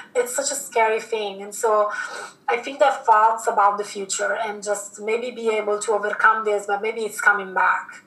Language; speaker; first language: English; non-native, fluent; Italian